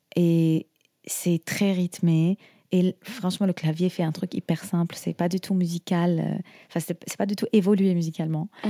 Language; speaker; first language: French; non-native, fluent; Arabic